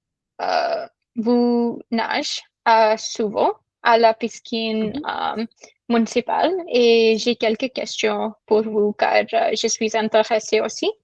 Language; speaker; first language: French; non-native, learner; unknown